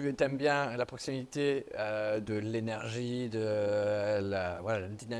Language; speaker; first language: French; native; French